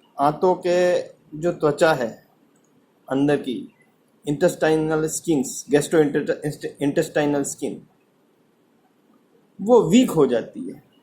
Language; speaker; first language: Hindi; native; Hindi